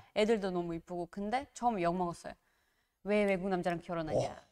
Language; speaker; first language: Korean; non-native, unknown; Georgian